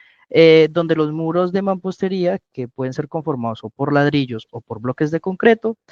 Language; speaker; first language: Spanish; native; Spanish